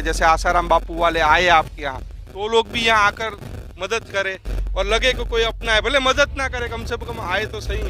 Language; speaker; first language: Hindi; native; Hindi